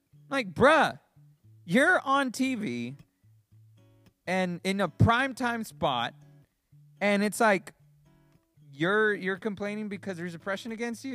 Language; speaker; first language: English; native; English